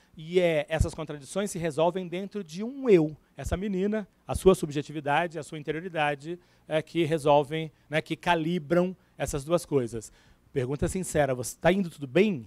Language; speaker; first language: Portuguese; native; Portuguese